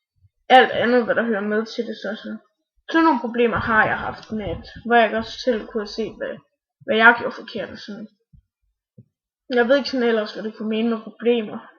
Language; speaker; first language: Danish; native; Danish